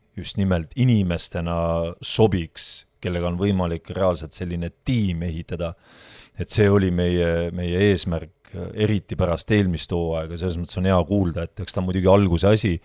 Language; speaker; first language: Estonian; native; Estonian